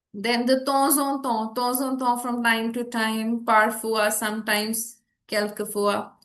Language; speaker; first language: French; non-native, fluent; Hindi